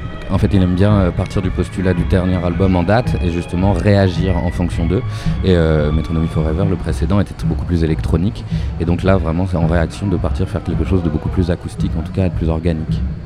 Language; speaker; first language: French; native; French